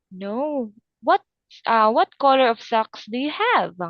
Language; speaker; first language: English; non-native, local second language; Filipino